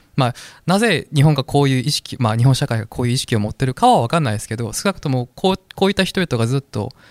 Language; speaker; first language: Japanese; non-native, fluent; Korean